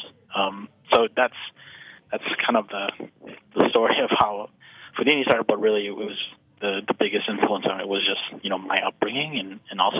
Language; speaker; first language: English; native; English